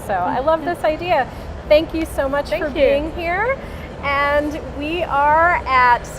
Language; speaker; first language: English; native; English